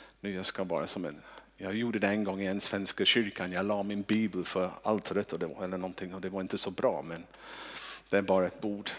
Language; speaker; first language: Swedish; non-native, fluent; English